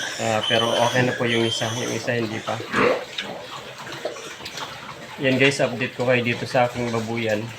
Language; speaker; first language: Filipino; native; Filipino